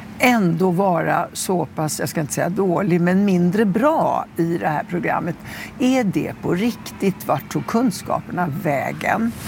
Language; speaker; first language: Swedish; early bilingual, other home language; Italian